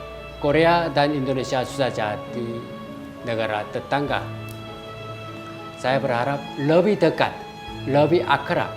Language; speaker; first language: Indonesian; non-native, fluent; Korean